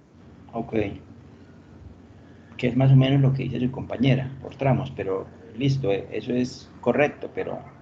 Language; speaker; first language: Spanish; native; Spanish